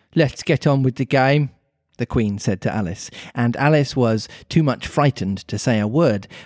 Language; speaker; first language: English; native; English